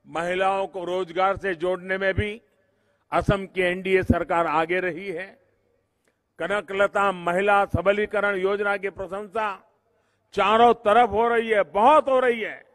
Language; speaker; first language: Hindi; non-native, local second language; Gujarati